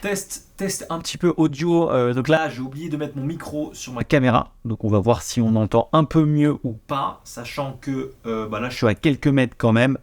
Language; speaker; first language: French; native; French